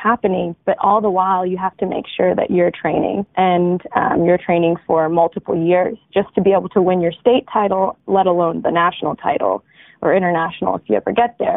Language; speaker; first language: English; early bilingual, other home language; Bangla